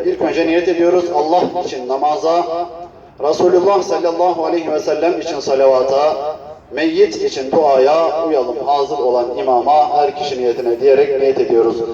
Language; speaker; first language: Turkish; native; Turkish